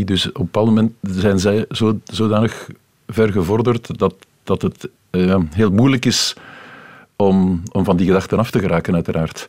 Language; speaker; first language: Dutch; native; Dutch